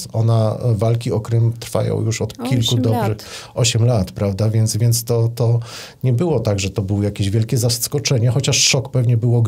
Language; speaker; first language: Polish; native; Polish